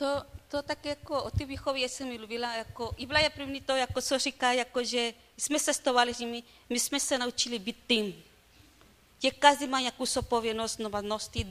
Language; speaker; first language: Czech; non-native, learner; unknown